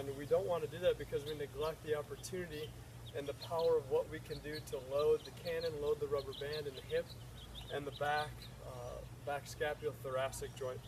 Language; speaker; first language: English; native; English